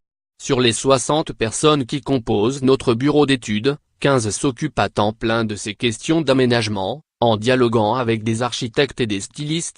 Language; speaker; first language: French; native; French